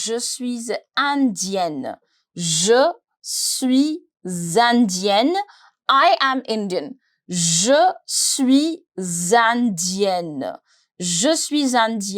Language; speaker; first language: French; non-native, fluent; Hindi